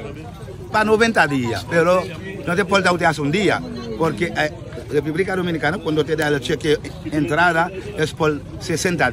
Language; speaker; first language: Spanish; non-native, fluent; Haitian Creole